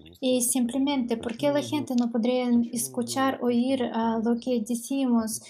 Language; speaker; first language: Spanish; non-native, learner; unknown